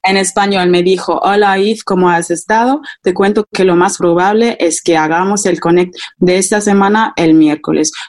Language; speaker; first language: Spanish; non-native, fluent; Akan